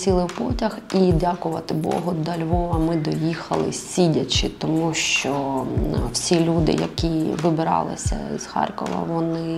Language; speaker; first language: Ukrainian; non-native, local second language; Russian